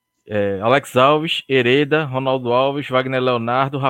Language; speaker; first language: Portuguese; native; Portuguese